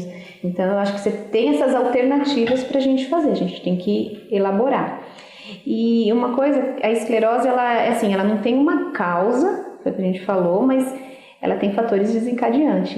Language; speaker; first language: Portuguese; native; Portuguese